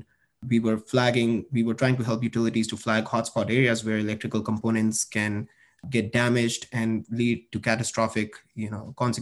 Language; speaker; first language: English; non-native, local second language; Hindi